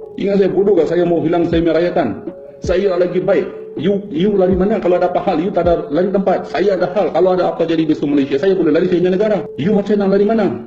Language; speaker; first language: Malay; non-native, fluent; Bangla